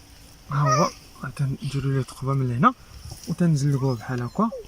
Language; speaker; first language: Arabic; native; Arabic